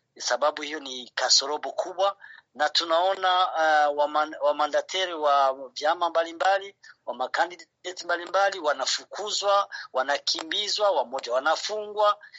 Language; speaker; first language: Swahili; non-native, local second language; Rundi